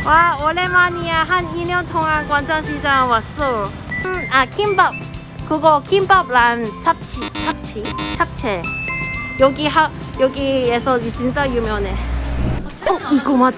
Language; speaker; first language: Korean; non-native, learner; Cantonese